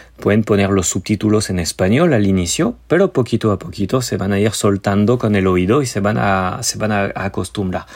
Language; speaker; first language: Spanish; non-native, fluent; French